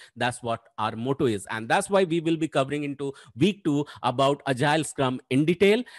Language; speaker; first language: English; non-native, local second language; Hindi